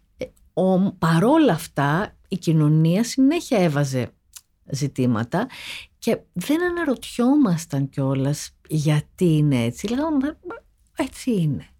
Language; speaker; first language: Greek; native; Greek